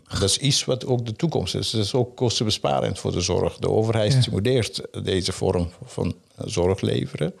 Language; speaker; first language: Dutch; non-native, fluent; Persian